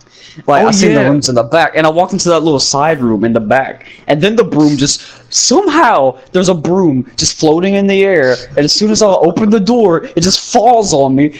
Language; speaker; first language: English; native; English